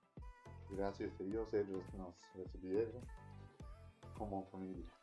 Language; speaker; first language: Spanish; non-native, learner; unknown